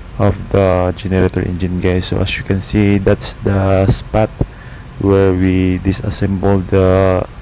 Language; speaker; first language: English; non-native, local second language; Filipino